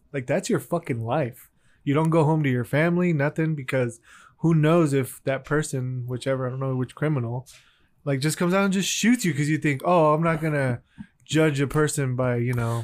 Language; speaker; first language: English; early bilingual, other home language; Spanish